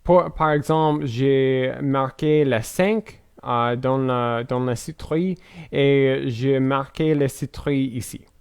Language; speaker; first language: French; non-native, learner; English